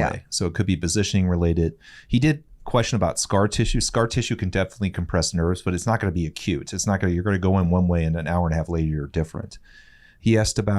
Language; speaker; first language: English; native; English